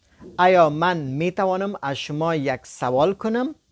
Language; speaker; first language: Persian; non-native, local second language; Pashto